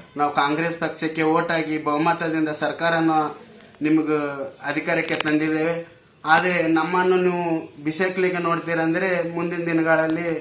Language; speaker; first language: Kannada; native; Kannada